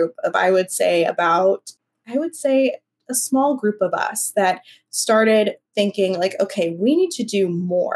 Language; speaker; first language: English; native; English